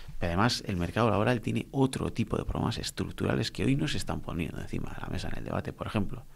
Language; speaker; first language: Spanish; non-native, local second language; Basque